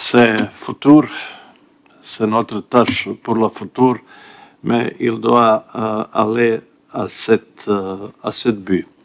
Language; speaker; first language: French; non-native, learner; Bosnian